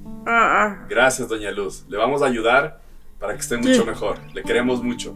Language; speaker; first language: Spanish; native; Spanish